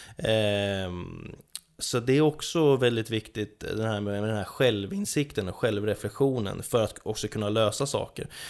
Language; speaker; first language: Swedish; native; Swedish